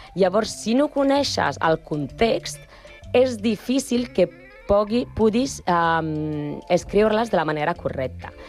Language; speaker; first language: Catalan; non-native, learner; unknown